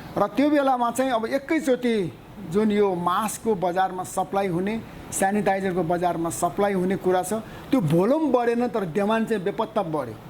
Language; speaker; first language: Nepali; non-native, local second language; Newari